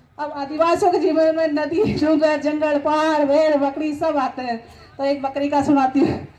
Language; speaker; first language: Hindi; non-native, local second language; Rajasthani